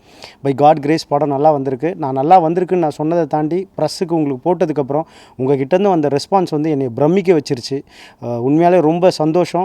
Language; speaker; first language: Tamil; native; Tamil